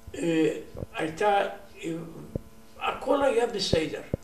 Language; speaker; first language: Hebrew; non-native, learner; Romanian